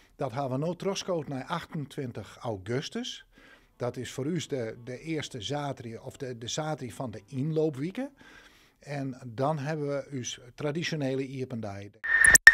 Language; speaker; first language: Dutch; non-native, local second language; Western Frisian